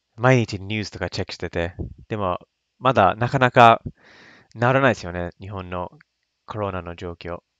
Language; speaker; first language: Japanese; non-native, fluent; English